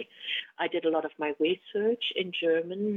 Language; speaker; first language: English; non-native, fluent; German